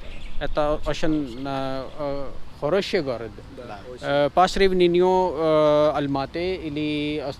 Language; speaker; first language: Russian; non-native, learner; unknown